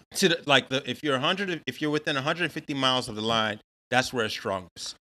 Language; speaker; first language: English; native; English